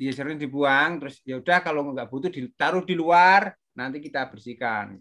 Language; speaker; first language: Indonesian; native; Indonesian